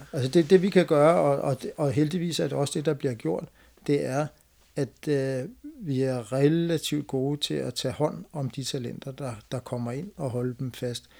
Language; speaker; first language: Danish; native; Danish